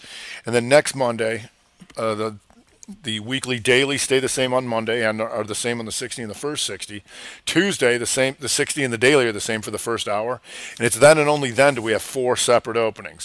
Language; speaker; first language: English; native; English